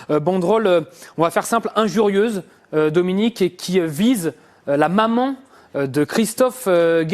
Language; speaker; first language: French; native; French